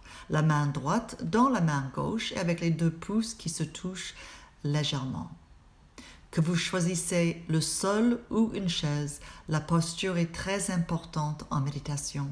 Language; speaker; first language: French; non-native, fluent; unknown